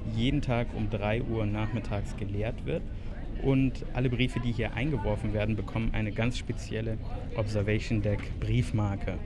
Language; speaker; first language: German; native; German